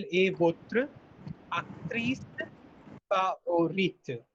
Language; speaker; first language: French; non-native, fluent; Hindi